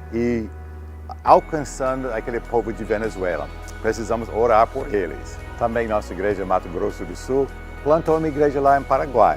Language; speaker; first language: Portuguese; non-native, learner; English